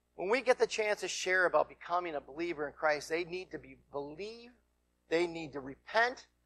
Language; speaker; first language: English; native; English